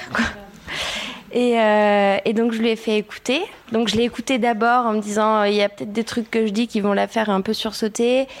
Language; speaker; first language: French; non-native, fluent; Spanish